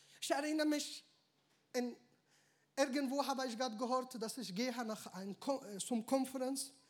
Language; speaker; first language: German; non-native, learner; Arabic